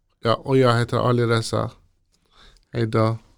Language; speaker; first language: Swedish; non-native, learner; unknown